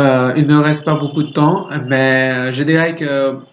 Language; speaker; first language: French; non-native, learner; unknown